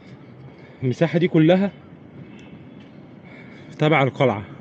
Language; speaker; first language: Arabic; native; Arabic